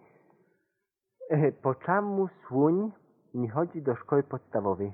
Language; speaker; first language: Polish; native; Polish